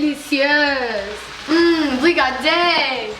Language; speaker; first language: French; non-native, learner; English